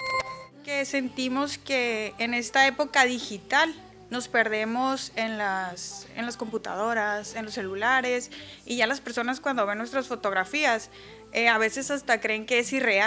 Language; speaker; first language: Spanish; native; Spanish